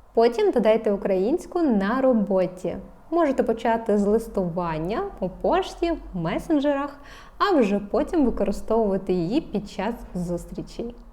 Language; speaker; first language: Ukrainian; non-native, local second language; Russian